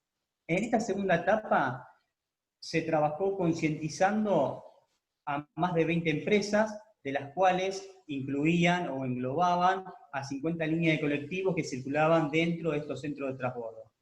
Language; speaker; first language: Spanish; native; Spanish